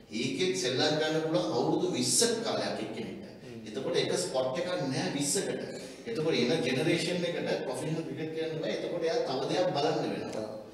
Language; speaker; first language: Sinhala; non-native, local second language; Tamil